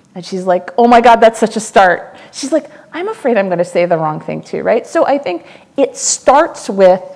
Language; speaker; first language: English; native; English